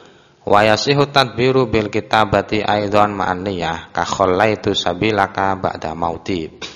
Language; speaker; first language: Indonesian; native; Indonesian